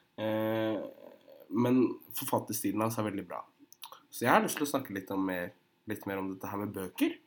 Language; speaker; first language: Norwegian; native; Norwegian